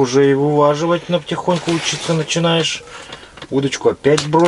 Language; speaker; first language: Russian; native; Russian